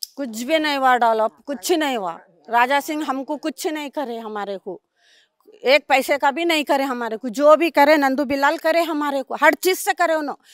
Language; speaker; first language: Hindi; native; Hindi